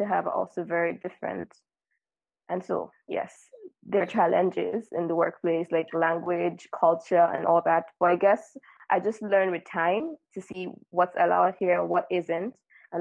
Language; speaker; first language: English; non-native, local second language; Yoruba